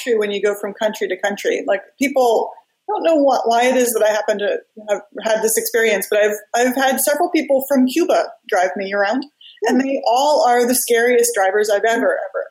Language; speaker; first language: English; native; English